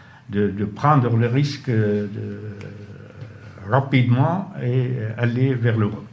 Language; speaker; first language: French; non-native, fluent; Arabic